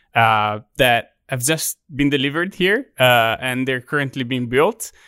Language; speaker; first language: English; non-native, fluent; Italian